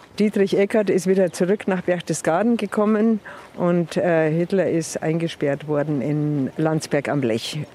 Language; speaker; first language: German; native; German